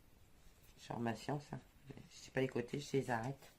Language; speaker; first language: French; native; French